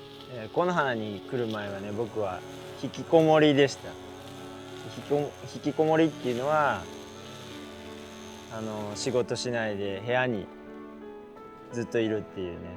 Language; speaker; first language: Japanese; native; Japanese